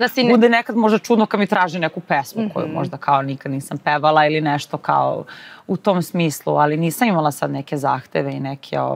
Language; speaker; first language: Serbian; native; Serbian